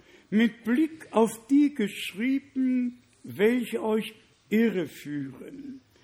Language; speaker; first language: German; native; German